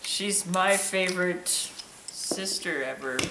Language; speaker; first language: English; native; English